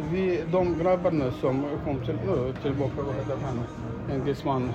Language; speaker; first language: Swedish; non-native, fluent; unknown